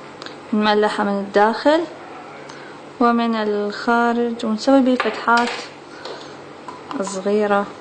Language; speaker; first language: Arabic; native; Arabic